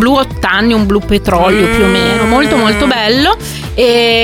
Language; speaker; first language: Italian; native; Italian